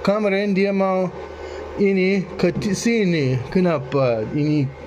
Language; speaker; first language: Indonesian; non-native, learner; English